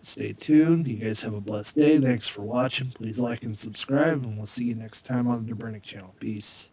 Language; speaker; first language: English; native; English